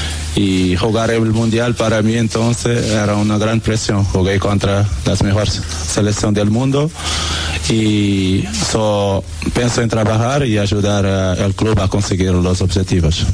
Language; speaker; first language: Spanish; non-native, learner; Portuguese